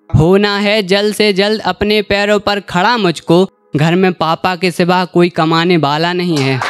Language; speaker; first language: Hindi; native; Hindi